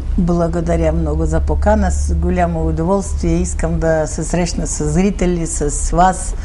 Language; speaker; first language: Bulgarian; early bilingual, heritage; Bulgarian